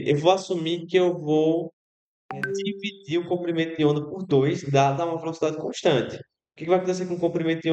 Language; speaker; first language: Portuguese; native; Portuguese